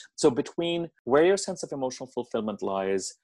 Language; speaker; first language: English; non-native, local second language; Hindi